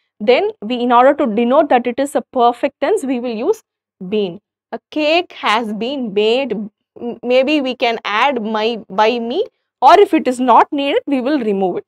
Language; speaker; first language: English; non-native, local second language; Tamil